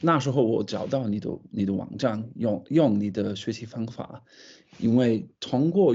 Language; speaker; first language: Chinese; non-native, fluent; English